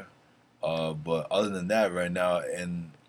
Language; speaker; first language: English; native; English